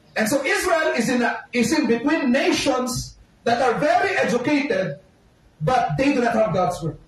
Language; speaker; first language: English; non-native, local second language; Filipino